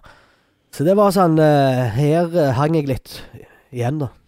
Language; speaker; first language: Norwegian; early bilingual, other home language; Arabic